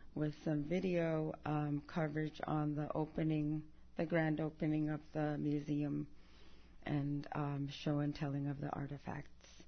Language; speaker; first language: English; early bilingual, other home language; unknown